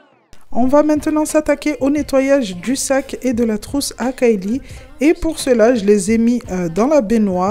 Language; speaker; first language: French; non-native, local second language; Comorian